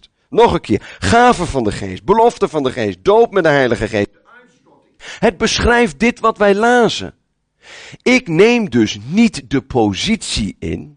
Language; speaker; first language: Dutch; native; Dutch